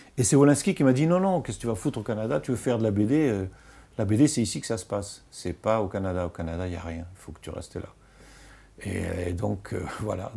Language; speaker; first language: French; non-native, local second language; Arabic